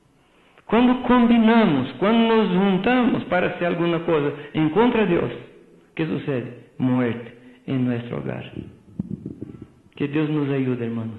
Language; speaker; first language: Spanish; non-native, fluent; Portuguese